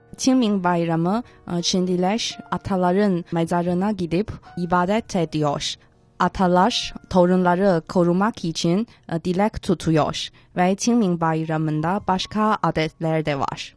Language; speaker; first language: Turkish; non-native, fluent; Chinese